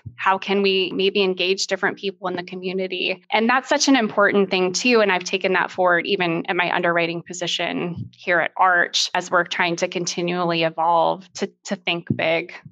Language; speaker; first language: English; native; English